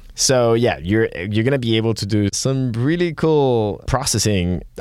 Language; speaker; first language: English; non-native, fluent; Spanish